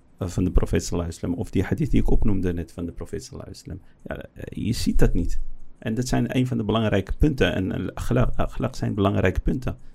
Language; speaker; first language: Dutch; early bilingual, other home language; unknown